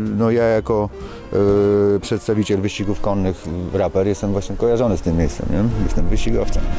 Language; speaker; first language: Polish; native; Polish